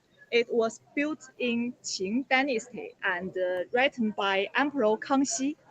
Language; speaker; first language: English; non-native, learner; Chinese